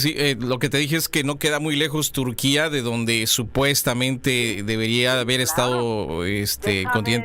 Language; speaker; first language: Spanish; native; Spanish